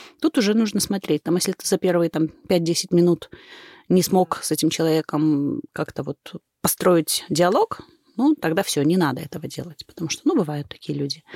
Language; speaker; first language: Russian; native; Russian